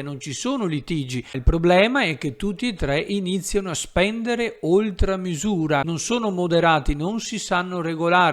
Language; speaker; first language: Italian; native; Italian